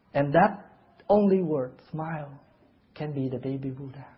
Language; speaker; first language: English; non-native, fluent; Vietnamese